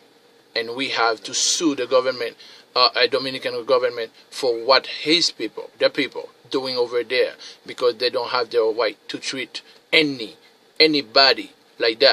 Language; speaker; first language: English; non-native, fluent; Haitian Creole